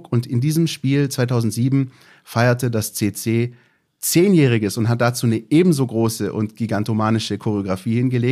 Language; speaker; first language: German; native; German